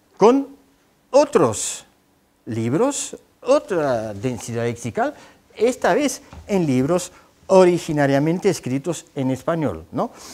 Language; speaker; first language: Spanish; non-native, fluent; Dutch